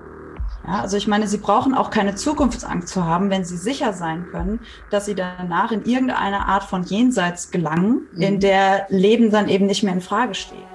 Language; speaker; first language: German; native; German